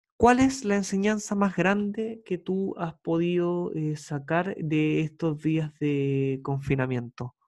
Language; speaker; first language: Spanish; native; Spanish